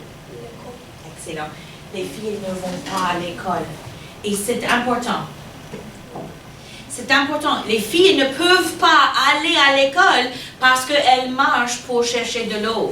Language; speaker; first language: French; non-native, fluent; English